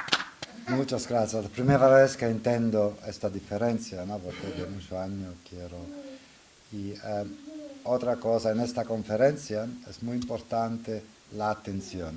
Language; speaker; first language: Spanish; non-native, learner; Italian